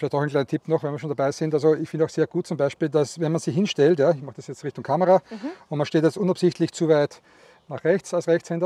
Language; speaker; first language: German; native; German